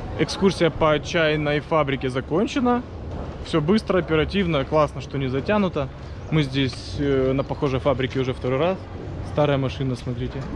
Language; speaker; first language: Russian; native; Russian